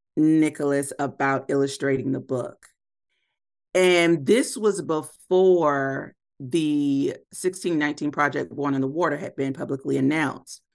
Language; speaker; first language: English; native; English